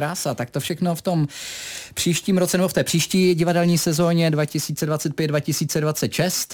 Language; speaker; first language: Czech; native; Czech